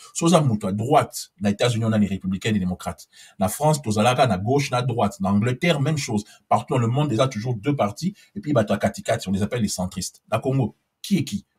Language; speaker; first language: French; non-native, local second language; Lingala